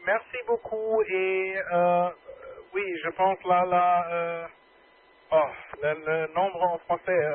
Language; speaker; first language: French; non-native, learner; German